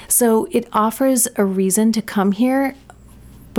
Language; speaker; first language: English; native; English